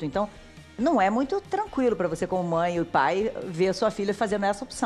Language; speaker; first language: Portuguese; native; Portuguese